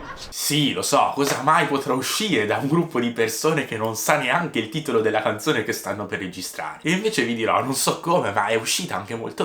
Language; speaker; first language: Italian; native; Italian